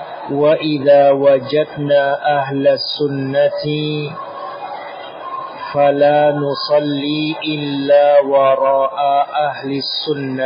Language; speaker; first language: Arabic; non-native, fluent; Indonesian